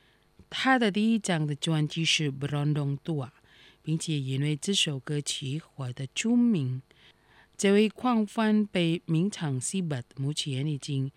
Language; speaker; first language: Chinese; non-native, fluent; Indonesian